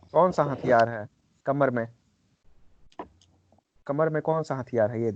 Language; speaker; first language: Hindi; native; Hindi